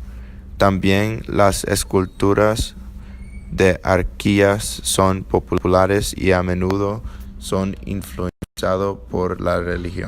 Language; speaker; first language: Spanish; non-native, learner; English